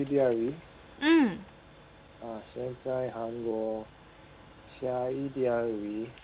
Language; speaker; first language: Chinese; non-native, learner; Korean